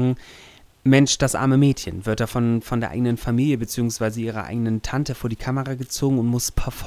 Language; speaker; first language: German; native; German